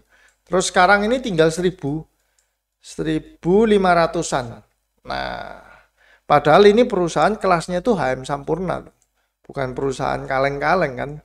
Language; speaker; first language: Indonesian; native; Indonesian